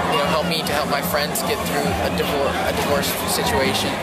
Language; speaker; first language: English; native; English